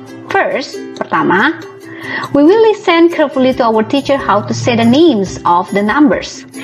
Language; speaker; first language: English; non-native, fluent; Indonesian